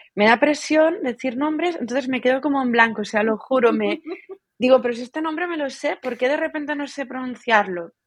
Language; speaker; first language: Spanish; native; Spanish